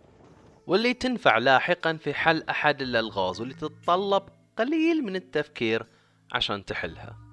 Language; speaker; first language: Arabic; native; Arabic